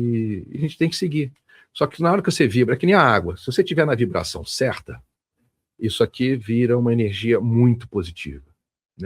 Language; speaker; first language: Portuguese; native; Portuguese